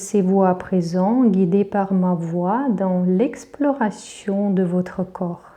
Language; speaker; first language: French; native; French